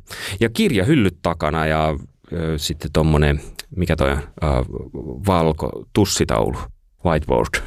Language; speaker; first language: Finnish; native; Finnish